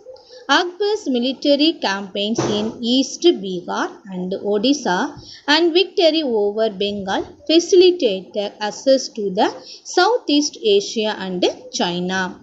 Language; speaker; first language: English; non-native, local second language; Tamil